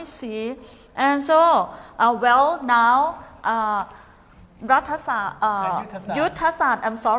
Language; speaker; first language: English; non-native, fluent; Thai